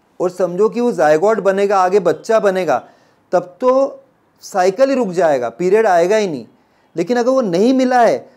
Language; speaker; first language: Hindi; native; Hindi